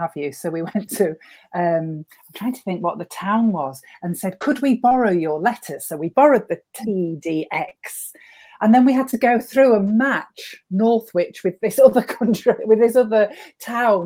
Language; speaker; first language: English; native; English